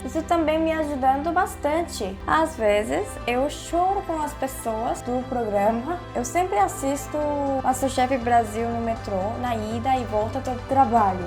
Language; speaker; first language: Portuguese; non-native, fluent; Korean